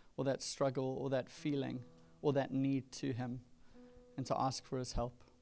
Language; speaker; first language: English; native; English